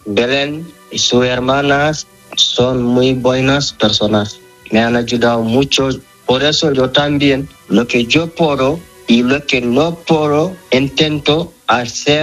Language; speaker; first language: Spanish; non-native, learner; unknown